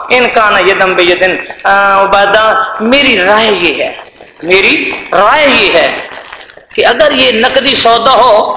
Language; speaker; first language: Urdu; non-native, local second language; Punjabi